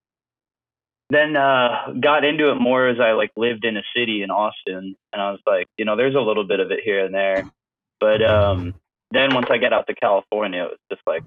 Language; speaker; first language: English; native; English